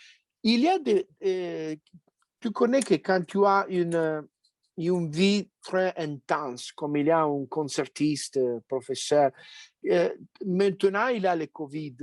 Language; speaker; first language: French; non-native, fluent; Italian